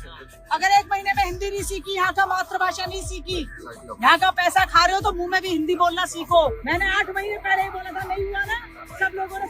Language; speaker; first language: Hindi; native; Hindi